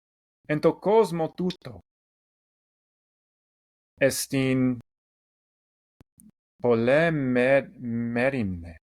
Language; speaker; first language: Greek; non-native, fluent; English